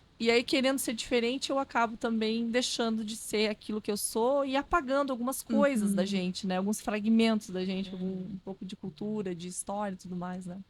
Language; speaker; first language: Portuguese; non-native, local second language; Low German